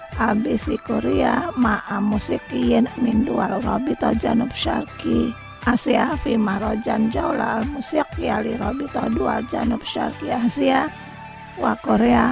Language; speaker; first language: Arabic; non-native, fluent; Indonesian